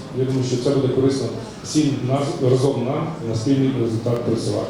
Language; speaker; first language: Ukrainian; native; Ukrainian